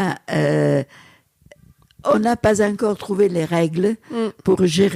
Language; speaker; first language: French; non-native, fluent; Italian